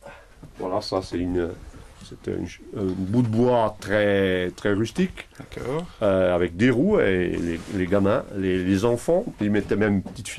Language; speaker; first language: French; non-native, local second language; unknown